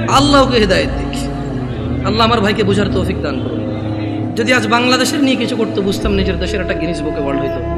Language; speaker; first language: Bangla; early bilingual, heritage; Bangla